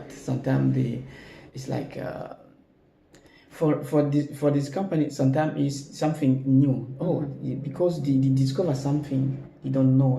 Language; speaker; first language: English; non-native, learner; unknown